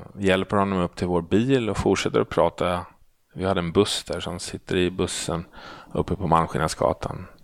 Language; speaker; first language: Swedish; native; Swedish